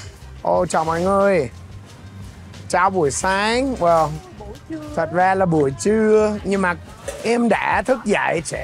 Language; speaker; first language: Vietnamese; non-native, fluent; English